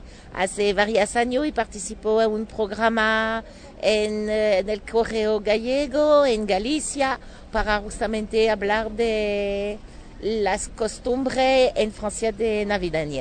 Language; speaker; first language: Spanish; non-native, fluent; French